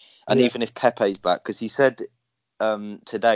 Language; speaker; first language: English; native; English